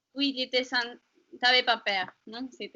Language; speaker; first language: French; non-native, learner; Spanish